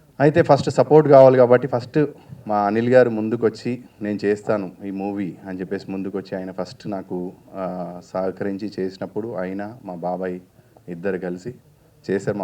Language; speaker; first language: Telugu; native; Telugu